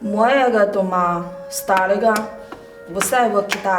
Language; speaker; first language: Slovenian; non-native, learner; Chinese